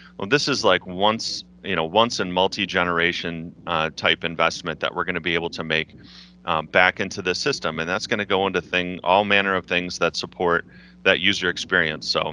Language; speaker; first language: English; native; English